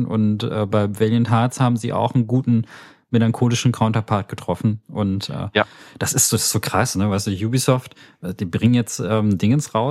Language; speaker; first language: German; native; German